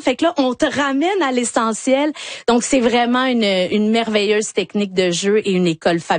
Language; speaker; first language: French; native; French